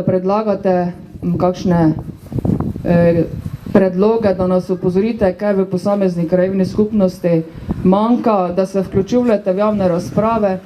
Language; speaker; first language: Slovenian; native; Slovenian